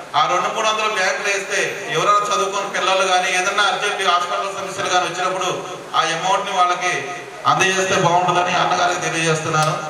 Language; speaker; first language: Telugu; native; Telugu